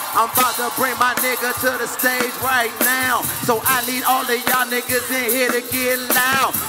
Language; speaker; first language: English; native; English